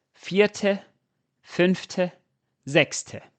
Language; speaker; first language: German; non-native, fluent; English